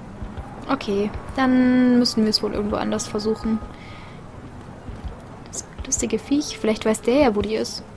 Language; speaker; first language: German; native; German